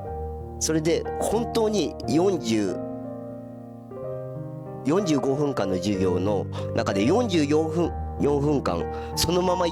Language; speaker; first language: Japanese; native; Japanese